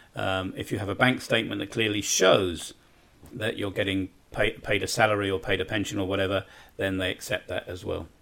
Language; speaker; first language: English; native; English